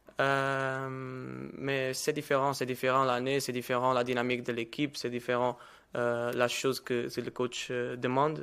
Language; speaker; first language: French; non-native, learner; Portuguese